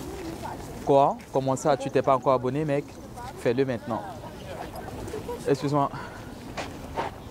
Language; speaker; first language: French; native; French